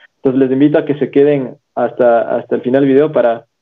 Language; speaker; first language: Spanish; native; Spanish